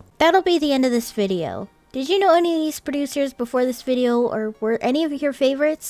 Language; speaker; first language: English; native; English